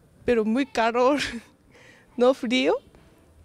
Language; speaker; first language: Spanish; non-native, learner; Japanese